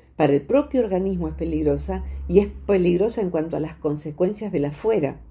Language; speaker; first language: Spanish; native; Spanish